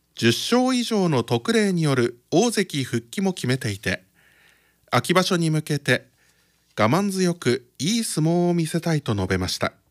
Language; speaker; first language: Japanese; native; Japanese